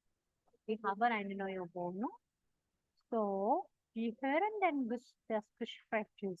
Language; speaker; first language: German; non-native, fluent; Indonesian